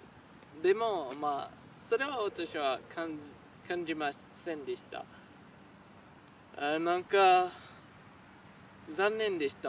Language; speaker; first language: Japanese; non-native, learner; French